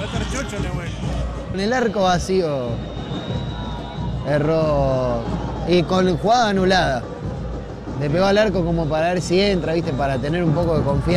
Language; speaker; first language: Spanish; native; Spanish